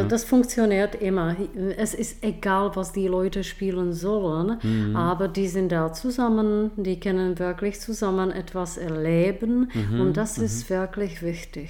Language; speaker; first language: German; non-native, fluent; Czech